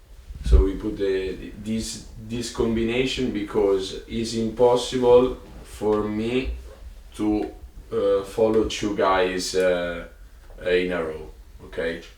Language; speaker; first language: English; non-native, learner; Italian